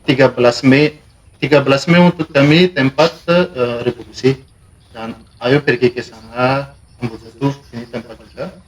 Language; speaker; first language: Indonesian; non-native, learner; Malagasy